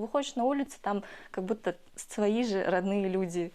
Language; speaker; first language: Russian; early bilingual, other home language; Kyrgyz